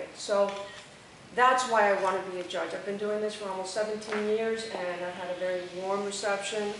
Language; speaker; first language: English; early bilingual, other home language; Spanish